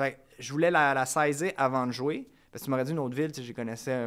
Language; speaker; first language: French; native; French